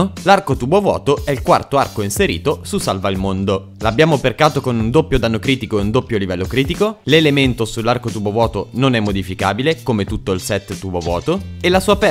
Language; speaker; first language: Italian; native; Italian